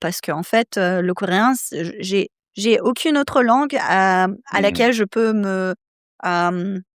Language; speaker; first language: French; non-native, fluent; Serbian